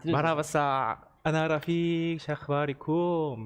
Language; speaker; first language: Arabic; non-native, learner; Korean